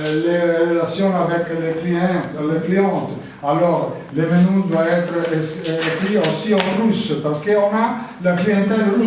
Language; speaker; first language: French; non-native, learner; Italian